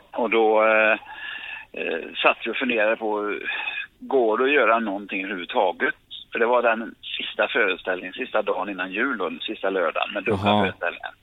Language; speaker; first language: Swedish; native; Swedish